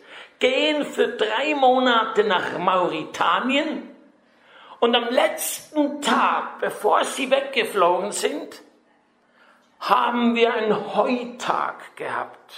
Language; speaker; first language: German; native; German